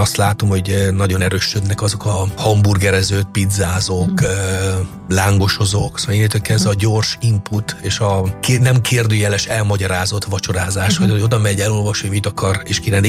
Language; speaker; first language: Hungarian; non-native, fluent; Italian